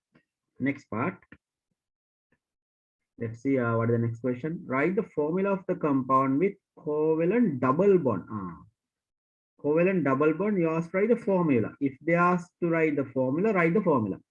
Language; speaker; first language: English; non-native, local second language; Sinhala